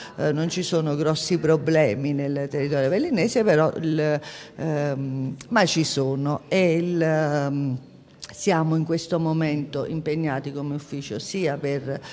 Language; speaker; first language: Italian; native; Italian